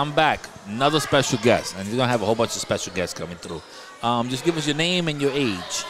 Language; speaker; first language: English; native; English